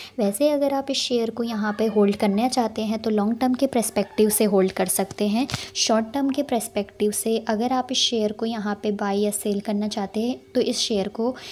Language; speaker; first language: Hindi; native; Hindi